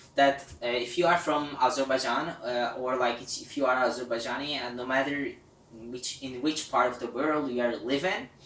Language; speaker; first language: English; non-native, fluent; Azerbaijani